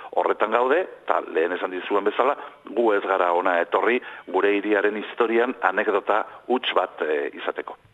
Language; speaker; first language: Basque; non-native, local second language; Spanish